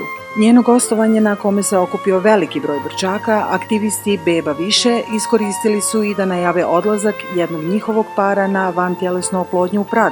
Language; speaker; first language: Bosnian; native; Bosnian